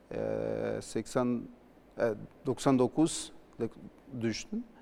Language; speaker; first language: Turkish; non-native, learner; Portuguese